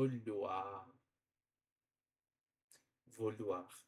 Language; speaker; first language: French; non-native, learner; Portuguese